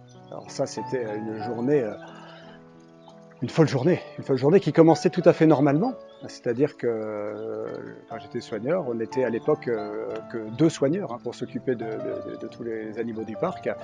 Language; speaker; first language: French; native; French